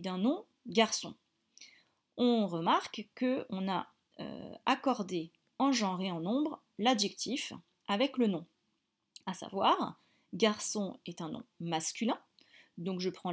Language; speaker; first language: French; native; French